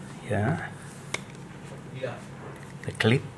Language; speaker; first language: English; non-native, learner; Italian